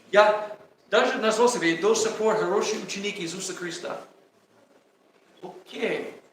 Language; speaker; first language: Russian; non-native, learner; English